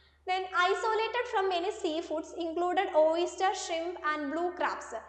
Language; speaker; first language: English; non-native, local second language; Malayalam